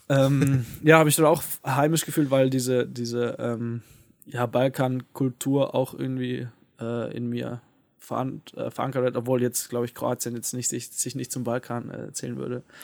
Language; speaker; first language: German; native; German